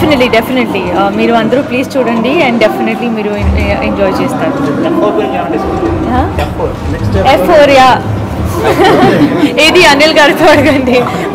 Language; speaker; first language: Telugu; non-native, learner; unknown